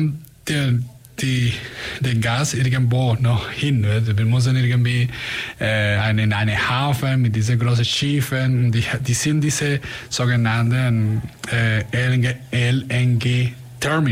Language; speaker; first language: German; non-native, fluent; Spanish